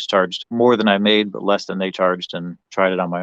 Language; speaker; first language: English; native; English